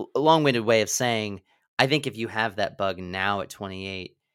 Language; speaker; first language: English; native; English